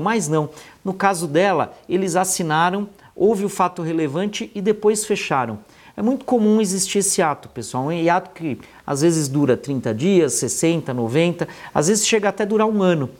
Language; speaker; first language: Portuguese; native; Portuguese